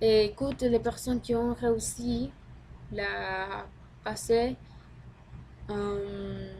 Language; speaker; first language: French; non-native, learner; Spanish